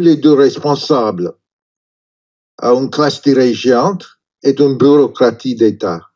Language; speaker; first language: French; non-native, learner; English